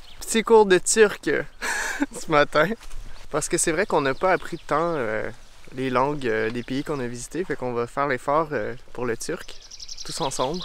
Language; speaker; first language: French; native; French